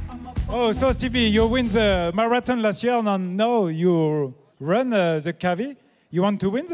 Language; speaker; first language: English; non-native, learner; French